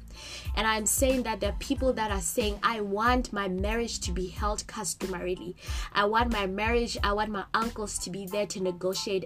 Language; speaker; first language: English; non-native, local second language; Southern Sotho